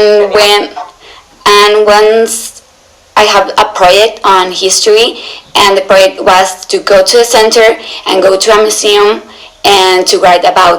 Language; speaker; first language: English; non-native, learner; Spanish